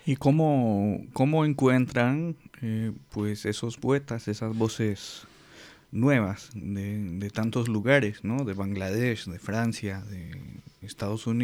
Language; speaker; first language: Spanish; non-native, fluent; English